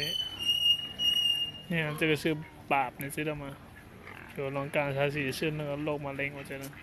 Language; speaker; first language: Chinese; non-native, learner; Thai